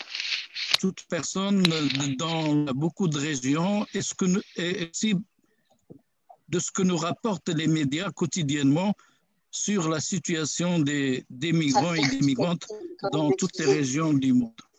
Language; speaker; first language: French; non-native, local second language; Arabic